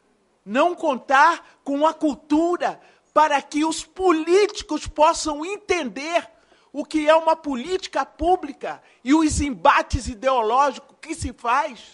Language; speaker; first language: Portuguese; native; Portuguese